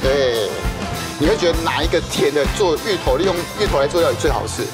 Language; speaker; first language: Chinese; native; Chinese